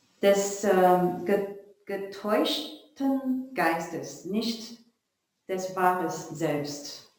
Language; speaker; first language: German; non-native, learner; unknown